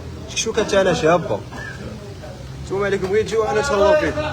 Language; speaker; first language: Arabic; native; Arabic